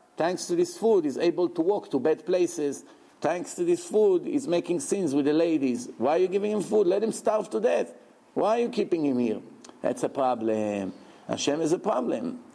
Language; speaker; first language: English; non-native, fluent; Hebrew